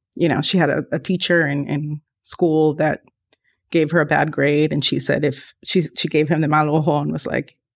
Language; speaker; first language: English; early bilingual, other home language; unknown